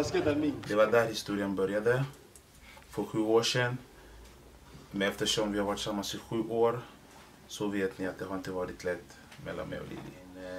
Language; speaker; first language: Swedish; early bilingual, other home language; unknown